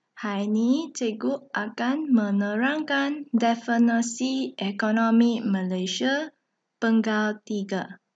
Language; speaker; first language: Malay; non-native, local second language; Chinese